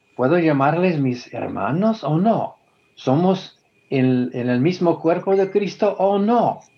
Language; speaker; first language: Spanish; non-native, fluent; English